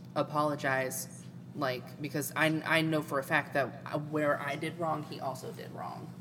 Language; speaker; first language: English; native; English